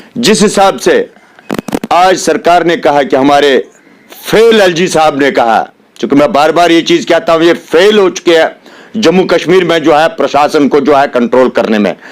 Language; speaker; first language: Hindi; non-native, local second language; Kashmiri